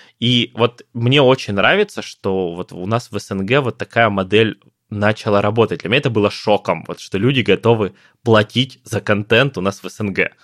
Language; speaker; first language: Russian; native; Russian